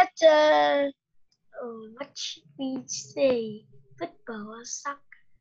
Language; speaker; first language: English; non-native, learner; Vietnamese